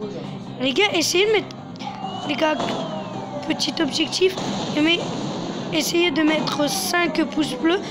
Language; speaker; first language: French; native; French